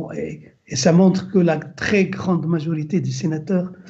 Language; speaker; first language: French; non-native, local second language; Arabic